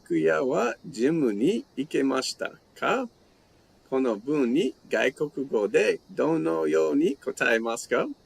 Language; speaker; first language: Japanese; non-native, learner; English